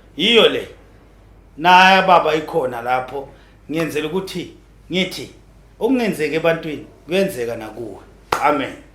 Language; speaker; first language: Zulu; native; Zulu